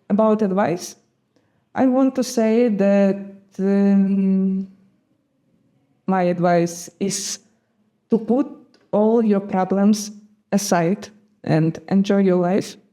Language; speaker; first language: English; non-native, fluent; Gagauz